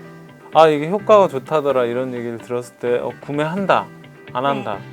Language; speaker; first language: Korean; native; Korean